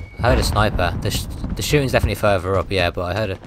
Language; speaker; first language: English; native; English